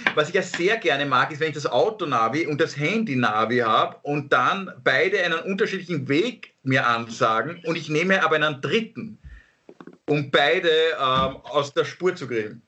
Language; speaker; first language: German; native; German